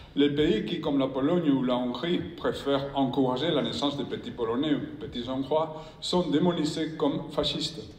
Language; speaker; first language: French; non-native, fluent; Spanish